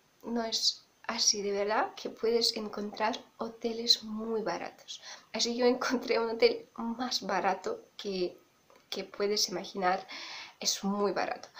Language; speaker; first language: Spanish; non-native, fluent; Russian